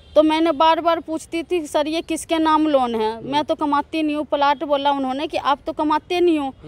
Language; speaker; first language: Hindi; native; Hindi